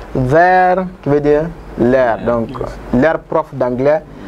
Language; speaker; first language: French; non-native, local second language; Bambara